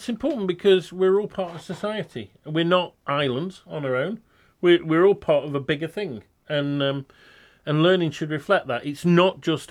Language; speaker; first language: English; native; English